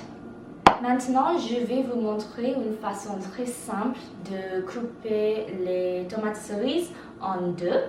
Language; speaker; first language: French; non-native, learner; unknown